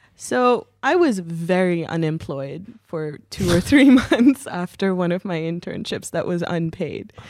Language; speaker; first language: English; native; English